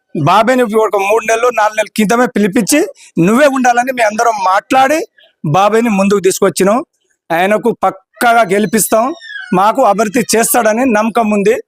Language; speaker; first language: Telugu; non-native, local second language; Lambadi